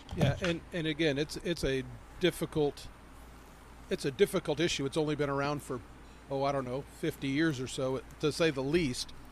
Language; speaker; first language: English; native; English